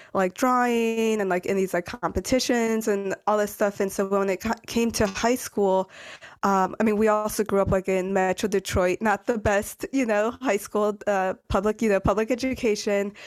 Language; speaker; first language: English; early bilingual, other home language; Spanish